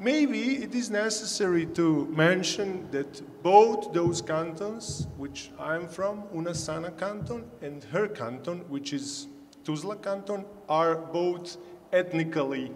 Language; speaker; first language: English; non-native, fluent; Bosnian